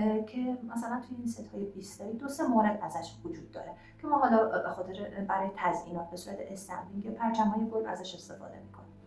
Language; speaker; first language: Persian; native; Persian